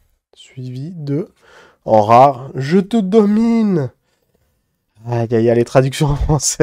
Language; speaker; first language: French; native; French